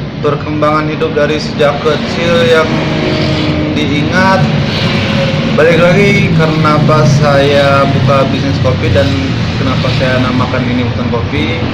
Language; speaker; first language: Indonesian; non-native, local second language; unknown